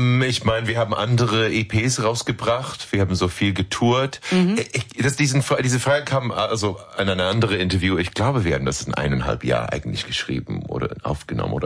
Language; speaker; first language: German; non-native, fluent; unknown